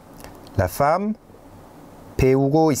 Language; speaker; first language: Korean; non-native, fluent; French